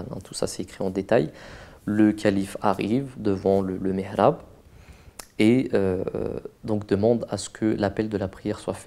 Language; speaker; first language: French; native; French